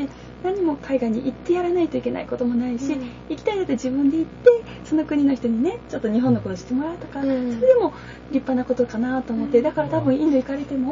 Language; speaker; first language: Japanese; native; Japanese